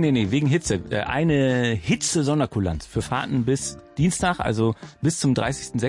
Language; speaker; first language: German; native; German